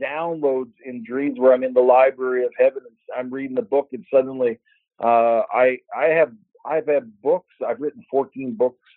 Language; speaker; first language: English; native; English